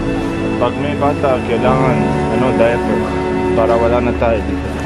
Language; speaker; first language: Filipino; non-native, learner; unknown